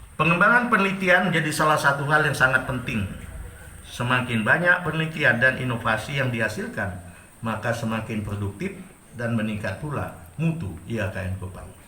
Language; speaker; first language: Indonesian; non-native, local second language; Achinese